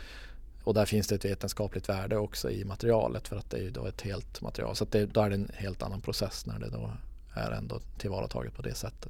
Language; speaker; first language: Swedish; native; Swedish